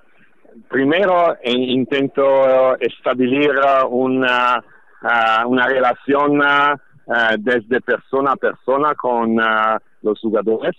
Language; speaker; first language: Spanish; non-native, fluent; Italian